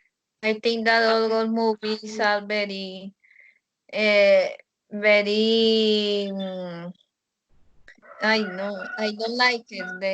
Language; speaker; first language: English; non-native, learner; Spanish